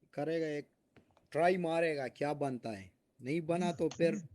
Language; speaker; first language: Hindi; non-native, local second language; Pashto